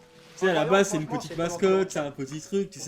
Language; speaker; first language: French; native; French